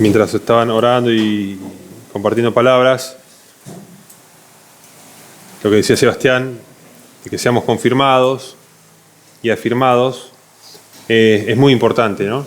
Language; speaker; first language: Spanish; native; Spanish